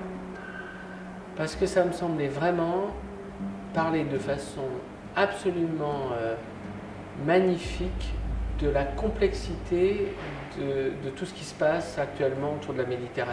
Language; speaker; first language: French; native; French